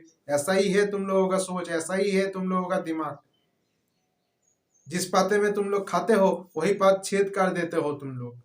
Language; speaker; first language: Hindi; non-native, local second language; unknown